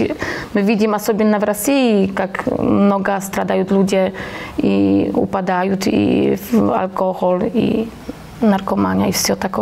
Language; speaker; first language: Russian; non-native, learner; Polish